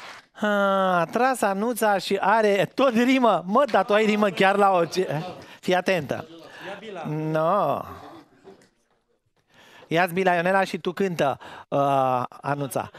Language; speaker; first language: Romanian; native; Romanian